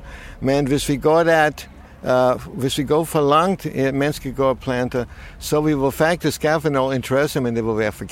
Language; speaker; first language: Danish; non-native, fluent; English